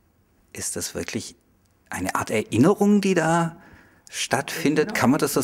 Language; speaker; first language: German; native; German